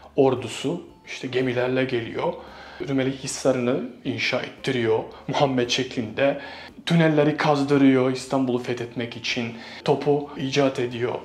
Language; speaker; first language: Turkish; non-native, fluent; Bosnian